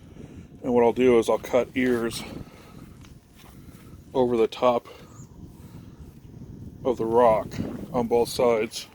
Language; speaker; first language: English; native; English